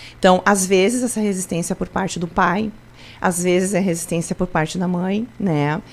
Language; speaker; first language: Portuguese; native; Portuguese